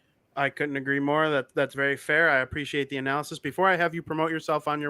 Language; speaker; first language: English; native; English